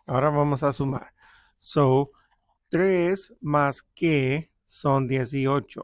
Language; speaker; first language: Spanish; early bilingual, heritage; Spanish